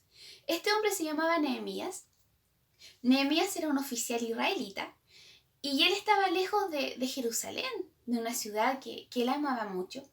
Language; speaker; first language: Spanish; native; Spanish